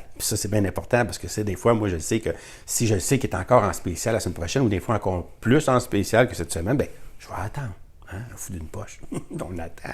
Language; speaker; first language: French; native; French